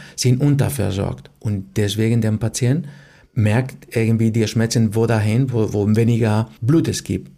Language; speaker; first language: German; non-native, fluent; Spanish